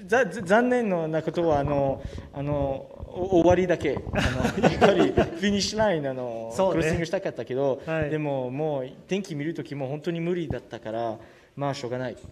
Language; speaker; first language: Japanese; non-native, learner; French